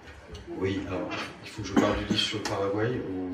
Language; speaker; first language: French; native; French